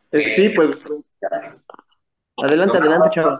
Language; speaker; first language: Spanish; native; Spanish